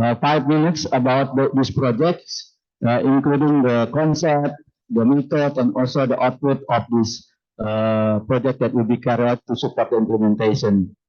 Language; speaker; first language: English; non-native, fluent; Indonesian